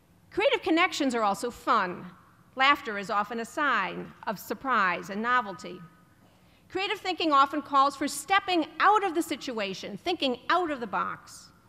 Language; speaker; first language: English; native; English